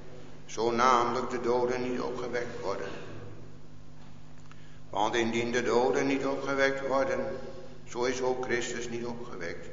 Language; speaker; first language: Dutch; native; Dutch